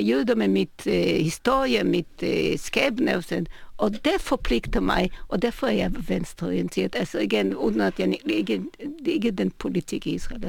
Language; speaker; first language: Danish; non-native, fluent; Hebrew